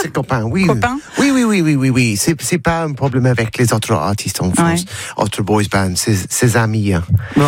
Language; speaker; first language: French; non-native, learner; English